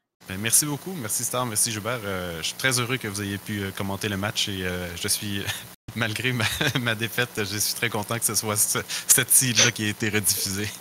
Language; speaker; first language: French; native; French